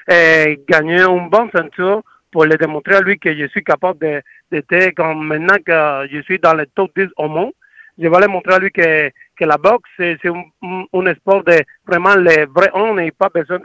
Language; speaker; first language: French; non-native, learner; Spanish